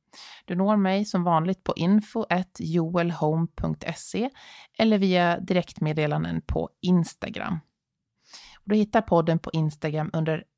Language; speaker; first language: Swedish; native; Swedish